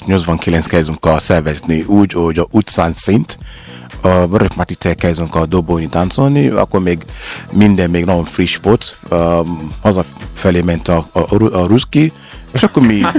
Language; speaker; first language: Hungarian; non-native, learner; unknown